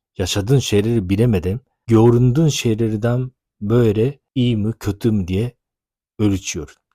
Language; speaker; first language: Turkish; non-native, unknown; Japanese